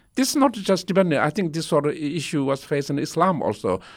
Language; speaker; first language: English; non-native, local second language; Tibetan